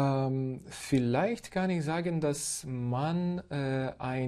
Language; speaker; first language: German; non-native, fluent; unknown